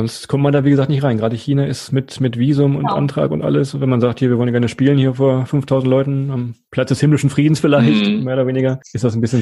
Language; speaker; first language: German; native; German